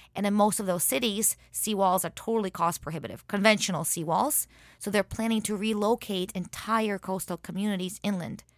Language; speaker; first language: English; early bilingual, other home language; Hebrew